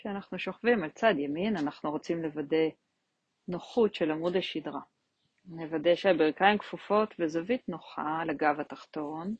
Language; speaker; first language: Hebrew; native; Hebrew